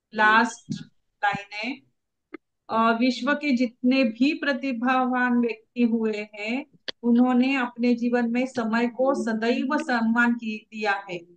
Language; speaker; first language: Hindi; non-native, local second language; Marathi